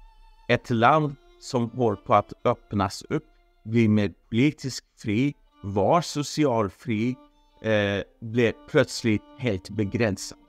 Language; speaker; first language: Swedish; non-native, fluent; Persian